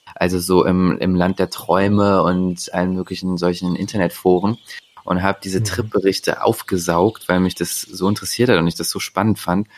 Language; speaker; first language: German; native; German